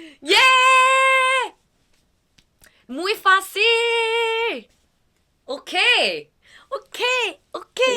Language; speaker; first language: Spanish; non-native, learner; Korean